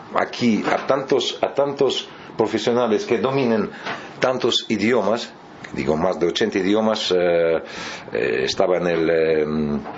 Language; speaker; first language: Spanish; non-native, fluent; Russian